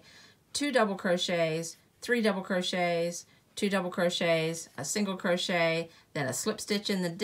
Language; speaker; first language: English; native; English